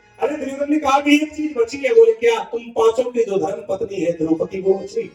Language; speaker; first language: Hindi; native; Hindi